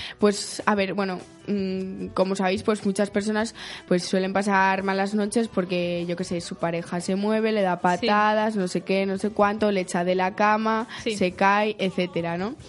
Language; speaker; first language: Spanish; native; Spanish